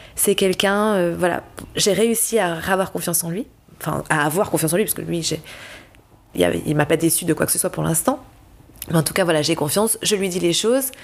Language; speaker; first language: French; native; French